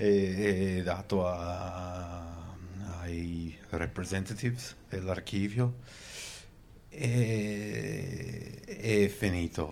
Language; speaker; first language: Italian; early bilingual, heritage; Venetian